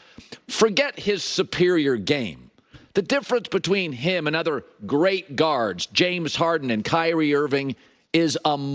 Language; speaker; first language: English; native; English